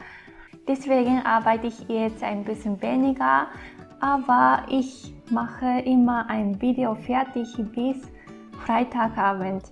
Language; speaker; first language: German; non-native, fluent; Japanese